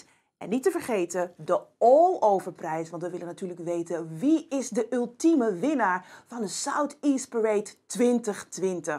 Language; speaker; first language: Dutch; native; Dutch